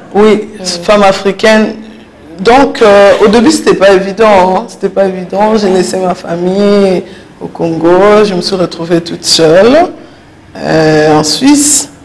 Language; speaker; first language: French; non-native, local second language; Lingala